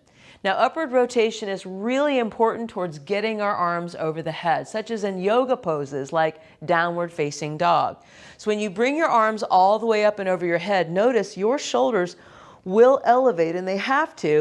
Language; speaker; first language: English; native; English